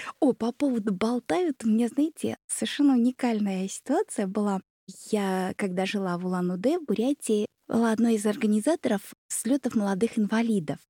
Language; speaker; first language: Russian; native; Russian